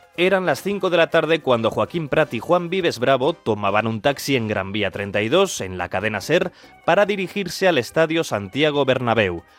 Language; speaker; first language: Spanish; native; Spanish